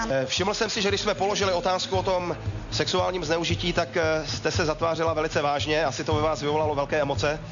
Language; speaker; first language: Czech; native; Czech